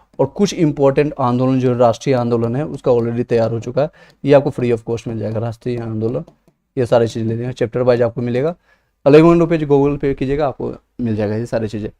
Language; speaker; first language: Hindi; native; Hindi